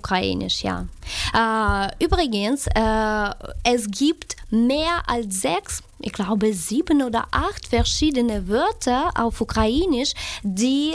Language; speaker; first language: German; non-native, fluent; Ukrainian